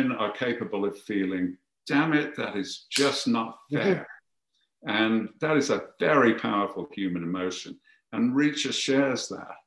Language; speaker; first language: English; native; English